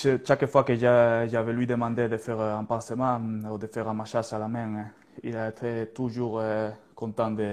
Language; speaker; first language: French; non-native, learner; Spanish